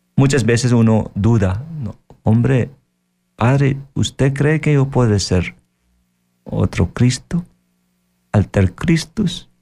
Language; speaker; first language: Spanish; non-native, fluent; Filipino